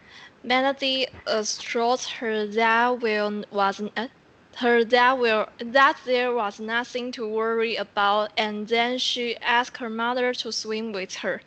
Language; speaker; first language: English; non-native, learner; Chinese